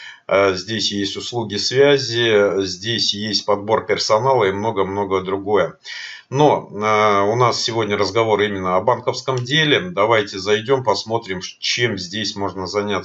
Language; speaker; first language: Russian; native; Russian